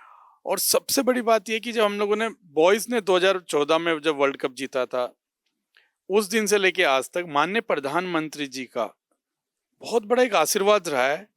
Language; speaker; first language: Hindi; native; Hindi